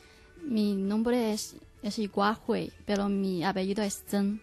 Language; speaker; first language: Spanish; non-native, learner; Chinese